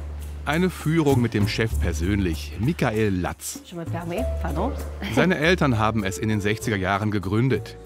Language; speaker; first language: German; native; German